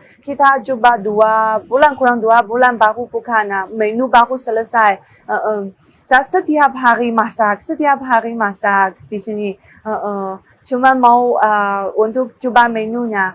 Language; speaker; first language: Indonesian; non-native, learner; Chinese